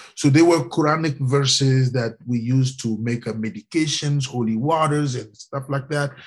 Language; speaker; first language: English; non-native, fluent; French